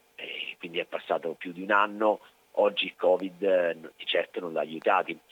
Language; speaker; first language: Italian; native; Italian